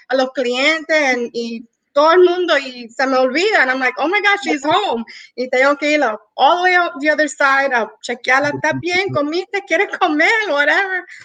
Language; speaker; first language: Spanish; early bilingual, heritage; Spanish